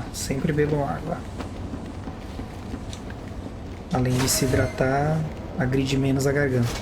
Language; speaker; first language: Portuguese; native; Portuguese